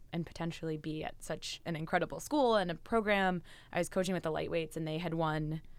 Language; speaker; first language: English; native; English